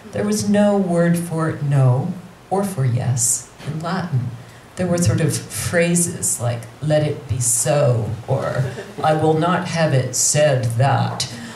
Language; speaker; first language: English; native; English